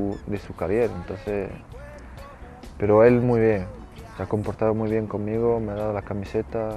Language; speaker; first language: Spanish; non-native, fluent; French